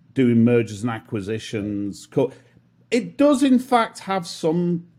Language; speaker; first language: English; native; English